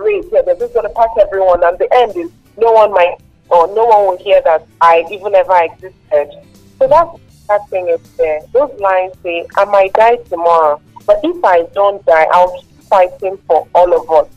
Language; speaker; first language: English; non-native, local second language; Igbo